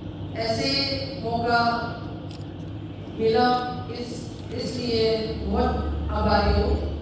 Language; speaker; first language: Hindi; non-native, local second language; Manipuri